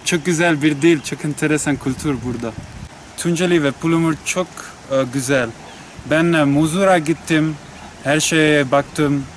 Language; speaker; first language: Turkish; non-native, learner; Spanish